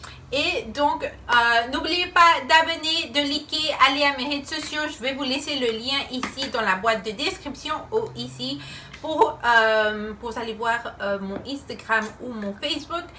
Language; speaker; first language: French; non-native, fluent; Spanish